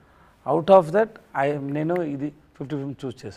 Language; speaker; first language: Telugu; non-native, learner; Tamil